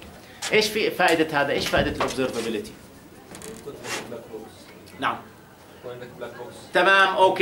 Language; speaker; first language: Arabic; native; Arabic